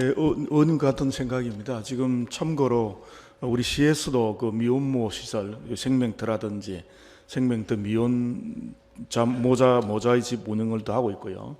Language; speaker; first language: Korean; native; Korean